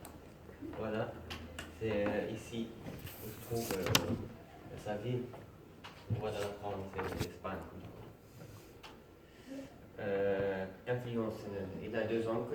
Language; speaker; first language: French; non-native, fluent; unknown